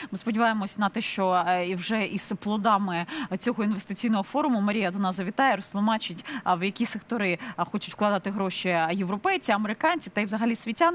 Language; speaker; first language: Ukrainian; native; Ukrainian